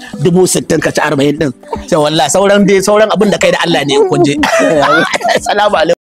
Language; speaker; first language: Hausa; native; Hausa